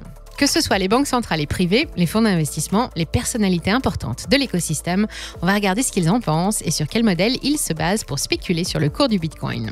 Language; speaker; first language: French; native; French